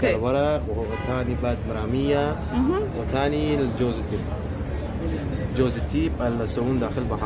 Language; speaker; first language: Arabic; non-native, learner; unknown